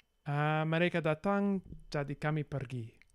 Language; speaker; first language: Indonesian; non-native, learner; English